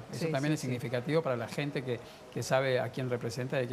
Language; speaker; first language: Spanish; native; Spanish